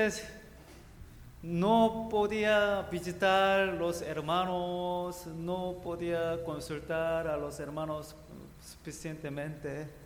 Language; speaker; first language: Spanish; non-native, learner; Korean